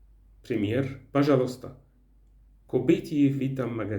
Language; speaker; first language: Russian; non-native, learner; Arabic